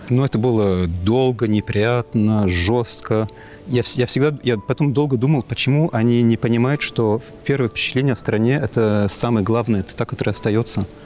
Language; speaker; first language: Russian; non-native, fluent; English